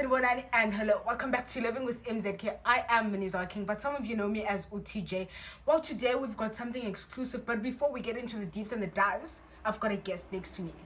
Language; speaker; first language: English; non-native, local second language; Xhosa